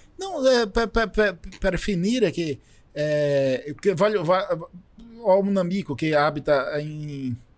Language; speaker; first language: Italian; non-native, learner; Portuguese